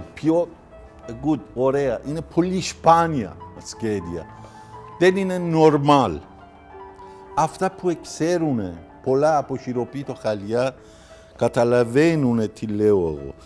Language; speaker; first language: Greek; non-native, learner; Persian